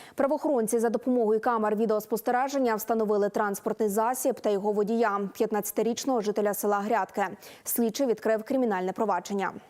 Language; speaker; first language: Ukrainian; native; Ukrainian